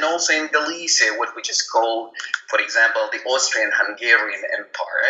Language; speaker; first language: English; non-native, fluent; Ukrainian